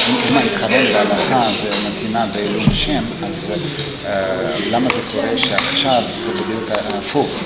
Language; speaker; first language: Hebrew; non-native, fluent; Russian